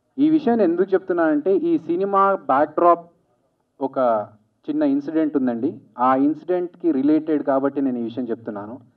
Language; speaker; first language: Telugu; native; Telugu